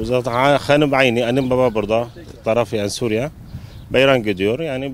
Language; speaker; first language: Turkish; non-native, learner; Arabic